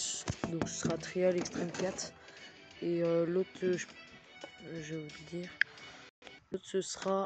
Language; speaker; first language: French; native; French